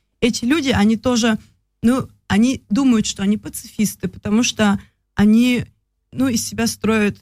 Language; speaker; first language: Russian; early bilingual, heritage; Russian